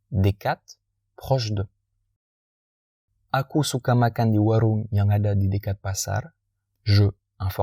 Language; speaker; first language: Indonesian; non-native, fluent; French